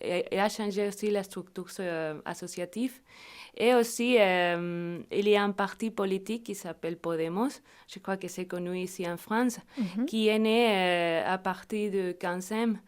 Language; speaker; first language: French; non-native, fluent; Spanish